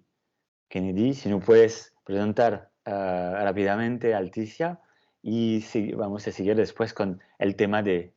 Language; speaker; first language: Spanish; non-native, fluent; French